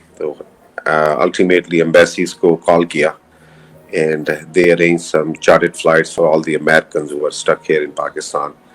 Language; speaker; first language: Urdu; native; Urdu